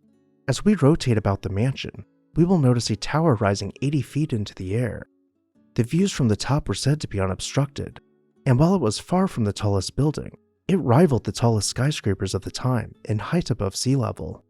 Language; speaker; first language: English; native; English